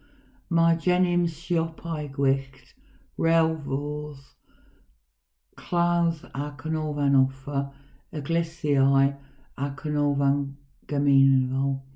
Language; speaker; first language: Welsh; non-native, learner; English